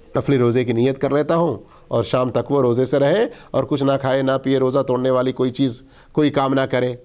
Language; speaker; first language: Urdu; native; Urdu